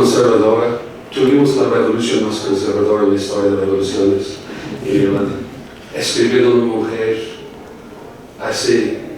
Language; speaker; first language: Spanish; non-native, fluent; English